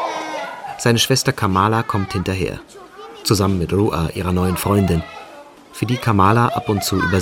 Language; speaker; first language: German; native; German